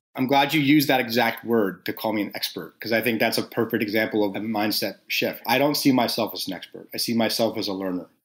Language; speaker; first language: English; native; English